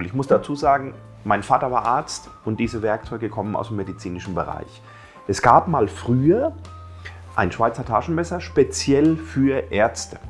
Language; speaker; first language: German; native; German